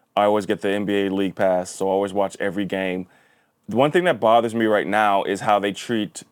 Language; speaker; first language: English; native; English